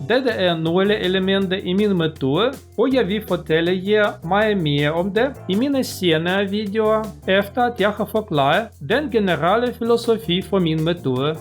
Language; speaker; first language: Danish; non-native, learner; Russian